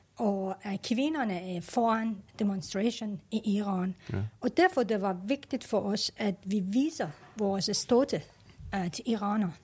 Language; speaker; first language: Danish; non-native, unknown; Persian